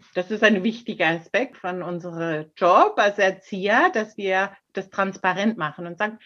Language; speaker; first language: German; non-native, fluent; English